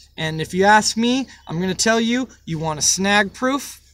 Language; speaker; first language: English; native; English